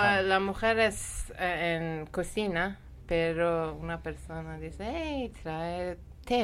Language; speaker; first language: Spanish; non-native, learner; Persian